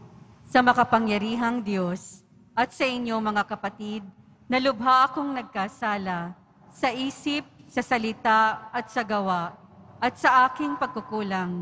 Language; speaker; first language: Filipino; native; Filipino